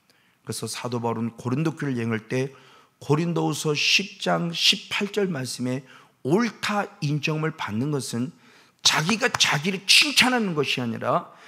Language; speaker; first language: Korean; native; Korean